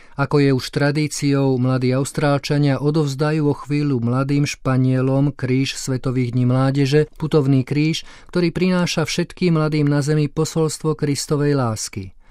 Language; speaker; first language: Slovak; native; Slovak